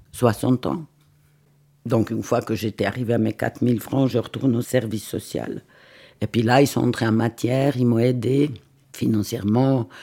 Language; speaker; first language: French; non-native, fluent; Swiss German